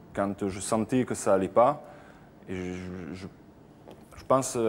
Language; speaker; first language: French; native; French